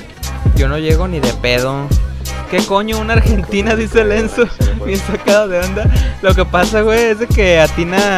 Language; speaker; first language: Spanish; native; Spanish